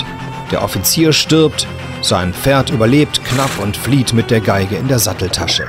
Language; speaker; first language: German; native; German